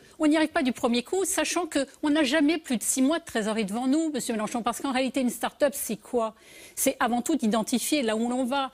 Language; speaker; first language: French; native; French